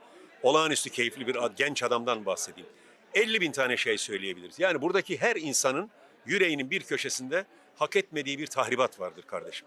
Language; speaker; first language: Turkish; native; Turkish